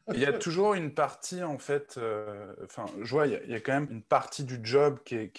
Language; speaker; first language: French; native; French